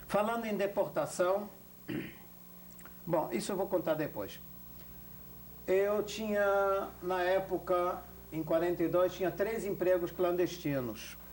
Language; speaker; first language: Portuguese; non-native, fluent; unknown